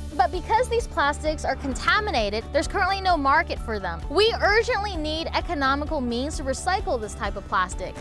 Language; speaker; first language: English; native; English